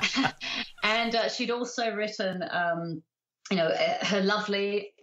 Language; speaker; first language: English; native; English